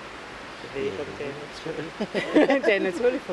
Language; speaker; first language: Danish; non-native, fluent; English